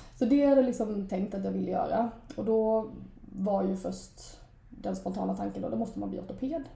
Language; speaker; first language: Swedish; native; Swedish